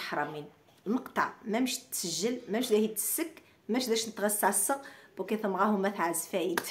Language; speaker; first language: Arabic; native; Arabic